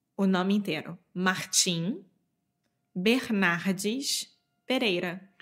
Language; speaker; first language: Portuguese; native; Portuguese